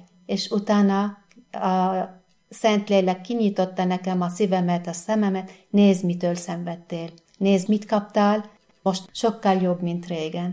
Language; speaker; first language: Hungarian; non-native, fluent; Arabic